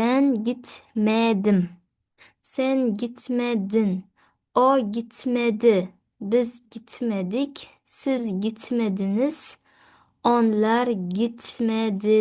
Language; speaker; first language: Turkish; non-native, fluent; Uzbek